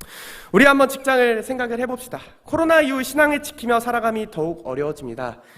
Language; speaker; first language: Korean; native; Korean